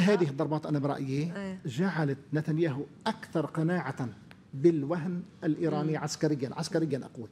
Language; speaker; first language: Arabic; native; Arabic